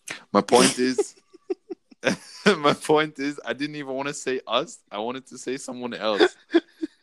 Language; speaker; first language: English; non-native, fluent; German